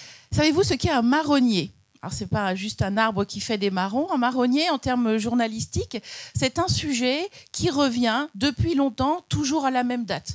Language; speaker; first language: French; native; French